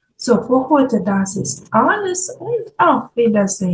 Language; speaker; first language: German; non-native, fluent; Ukrainian